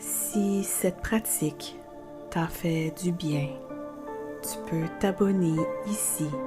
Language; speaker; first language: French; native; French